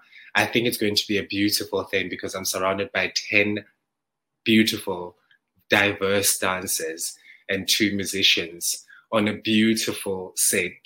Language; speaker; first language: English; non-native, local second language; Zulu